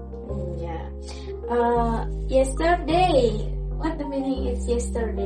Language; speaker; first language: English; non-native, learner; Indonesian